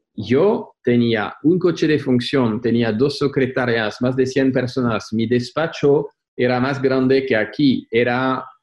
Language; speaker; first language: Spanish; non-native, fluent; French